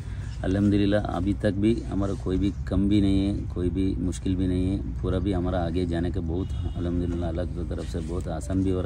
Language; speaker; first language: Hindi; non-native, local second language; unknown